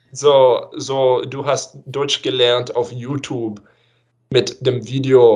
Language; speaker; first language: German; non-native, learner; English